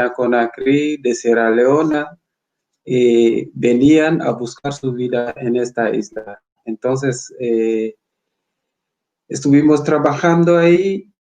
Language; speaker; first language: Spanish; non-native, fluent; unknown